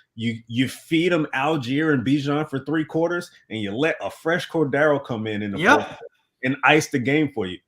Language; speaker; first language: English; native; English